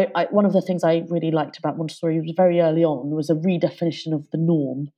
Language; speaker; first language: English; native; English